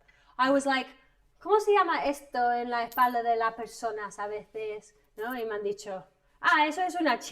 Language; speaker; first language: Spanish; non-native, fluent; English